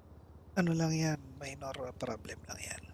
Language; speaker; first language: Filipino; native; Filipino